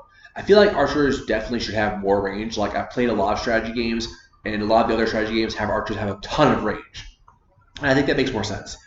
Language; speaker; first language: English; native; English